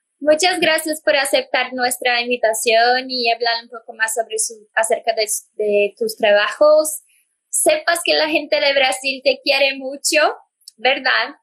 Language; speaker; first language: Spanish; non-native, fluent; Portuguese